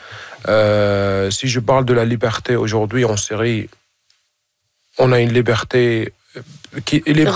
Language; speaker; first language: French; non-native, fluent; Arabic